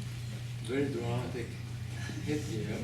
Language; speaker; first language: English; non-native, fluent; Japanese